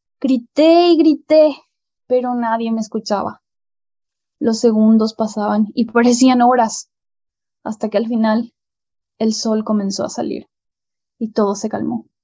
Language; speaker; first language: Spanish; native; Spanish